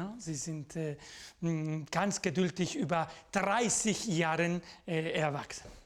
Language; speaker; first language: German; non-native, fluent; Spanish